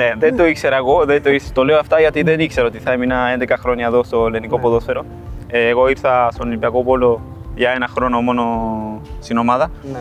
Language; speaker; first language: Greek; non-native, fluent; Spanish